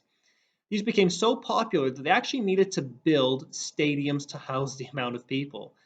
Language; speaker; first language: English; native; English